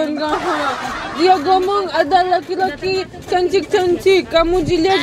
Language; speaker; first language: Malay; non-native, learner; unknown